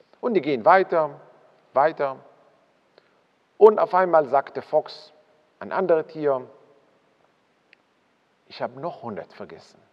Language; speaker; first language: German; non-native, fluent; Hebrew